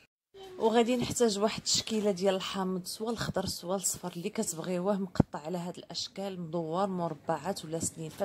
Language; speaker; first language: Arabic; native; Arabic